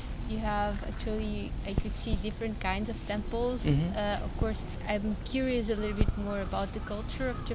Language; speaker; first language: English; non-native, fluent; Portuguese